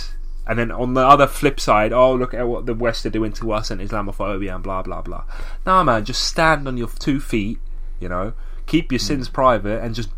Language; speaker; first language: English; native; English